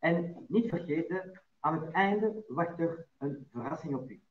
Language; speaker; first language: Dutch; non-native, local second language; French